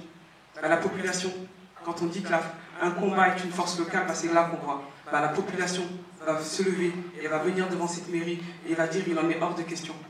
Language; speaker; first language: French; native; French